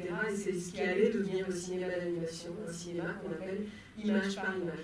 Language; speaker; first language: French; native; French